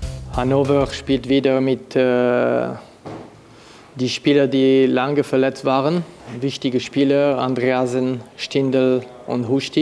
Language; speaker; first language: German; non-native, local second language; French